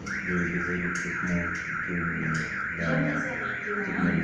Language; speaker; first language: French; non-native, learner; Spanish